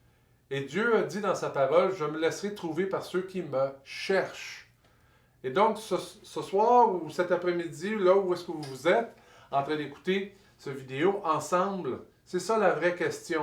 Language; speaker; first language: French; native; French